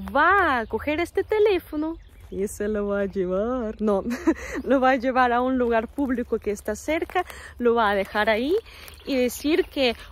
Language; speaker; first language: Spanish; non-native, fluent; Russian